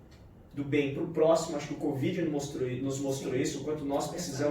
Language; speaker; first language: Portuguese; native; Portuguese